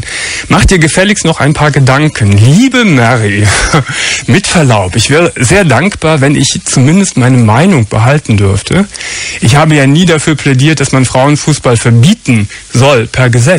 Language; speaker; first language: German; native; German